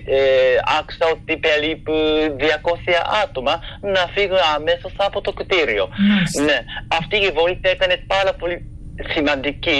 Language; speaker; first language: Greek; non-native, fluent; Japanese